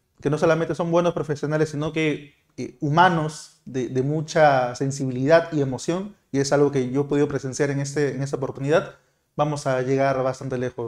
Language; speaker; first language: Spanish; native; Spanish